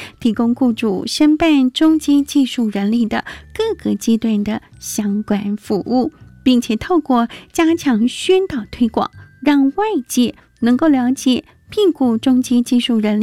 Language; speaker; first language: Chinese; native; Chinese